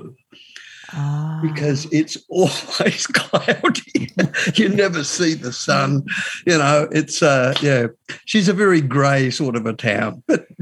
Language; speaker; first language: English; native; English